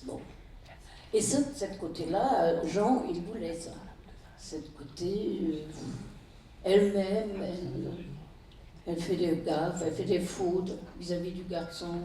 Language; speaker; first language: French; non-native, fluent; German